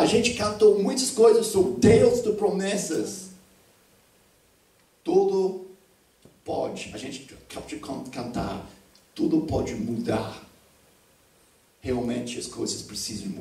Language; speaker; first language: Portuguese; non-native, fluent; English